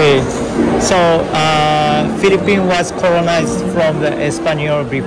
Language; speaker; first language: English; non-native, learner; Japanese